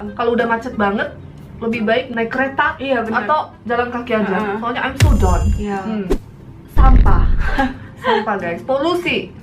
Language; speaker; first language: Indonesian; early bilingual, heritage; Korean